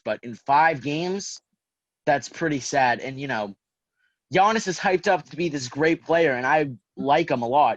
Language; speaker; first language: English; native; English